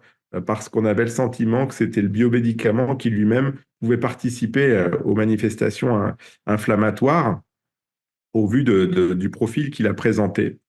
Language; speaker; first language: French; native; French